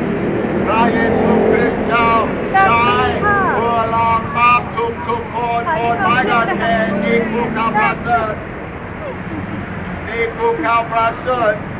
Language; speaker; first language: Thai; non-native, learner; English